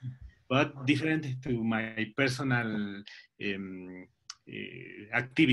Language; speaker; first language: English; non-native, learner; Spanish